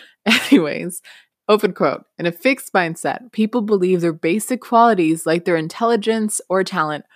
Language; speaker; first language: English; non-native, fluent; Spanish